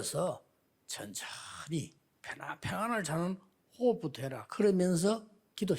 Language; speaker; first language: Korean; native; Korean